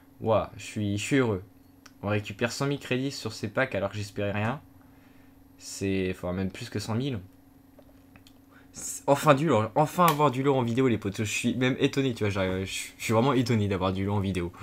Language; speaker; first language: French; native; French